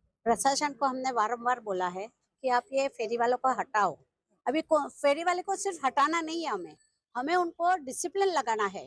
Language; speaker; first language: Hindi; non-native, local second language; Marathi